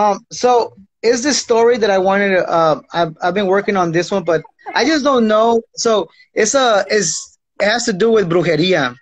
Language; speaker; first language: English; native; English